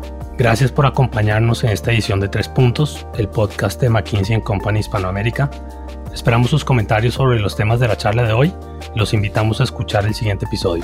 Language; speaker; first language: Spanish; native; Spanish